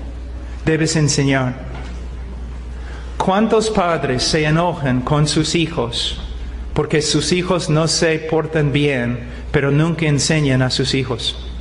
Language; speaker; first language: Spanish; non-native, fluent; English